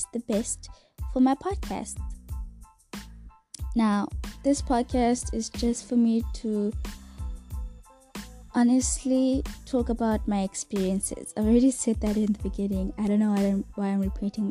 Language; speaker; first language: English; non-native, local second language; Xhosa